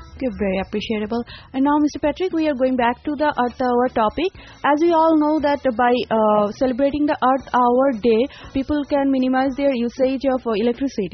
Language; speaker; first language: English; non-native, local second language; Bangla